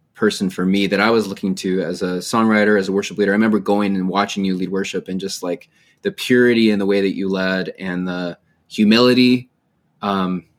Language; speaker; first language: English; native; English